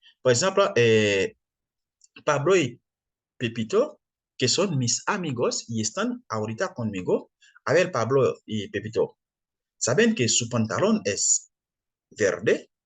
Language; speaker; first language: Spanish; non-native, fluent; French